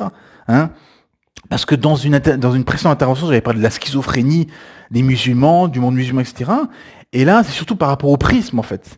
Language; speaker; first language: French; native; French